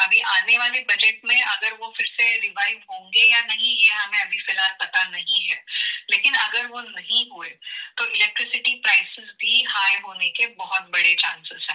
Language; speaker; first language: Hindi; native; Hindi